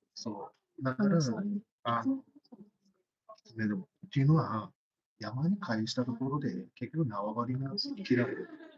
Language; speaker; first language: Japanese; native; Japanese